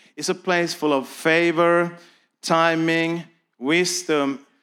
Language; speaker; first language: English; non-native, fluent; Swedish